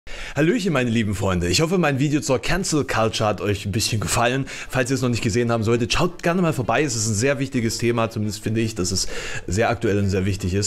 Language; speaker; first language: German; native; German